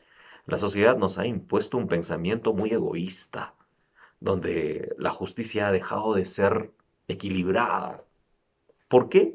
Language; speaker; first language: Spanish; native; Spanish